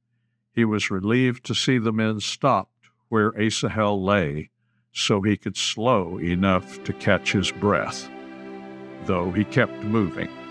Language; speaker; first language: English; native; English